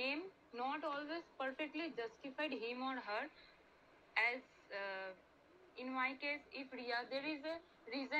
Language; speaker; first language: English; non-native, local second language; Bangla